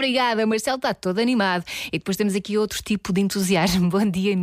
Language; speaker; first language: Portuguese; native; Portuguese